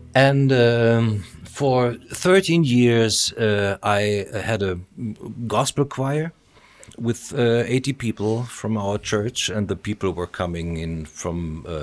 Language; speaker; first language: English; non-native, fluent; German